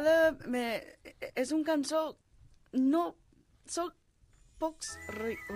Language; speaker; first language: Catalan; non-native, learner; English